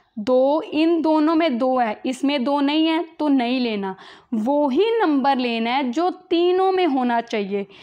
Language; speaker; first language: Hindi; native; Hindi